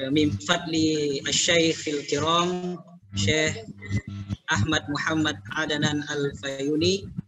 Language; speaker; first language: Arabic; non-native, learner; Indonesian